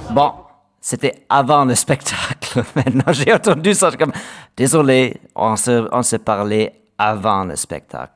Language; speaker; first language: French; non-native, learner; German